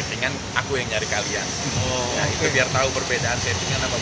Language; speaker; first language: Indonesian; native; Indonesian